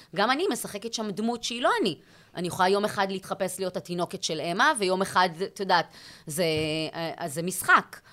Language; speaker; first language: Hebrew; native; Hebrew